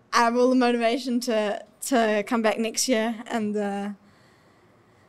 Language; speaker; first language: English; native; English